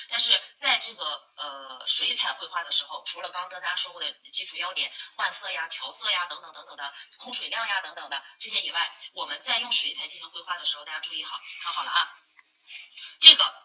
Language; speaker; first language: Chinese; native; Chinese